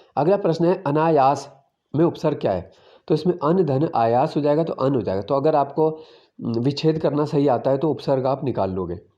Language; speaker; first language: Hindi; native; Hindi